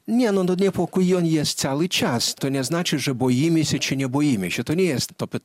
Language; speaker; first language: Polish; non-native, fluent; Lithuanian